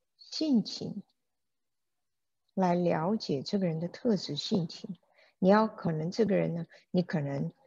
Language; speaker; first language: Chinese; native; Chinese